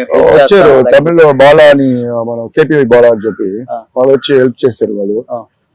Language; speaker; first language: Telugu; non-native, local second language; Tamil